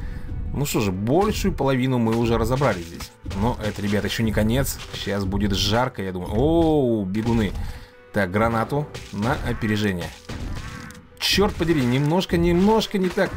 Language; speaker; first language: Russian; native; Russian